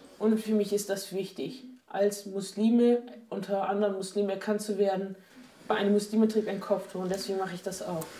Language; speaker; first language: German; native; German